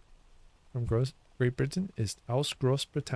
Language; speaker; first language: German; non-native, learner; English